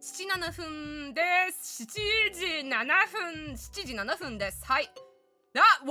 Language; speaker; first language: Japanese; non-native, learner; English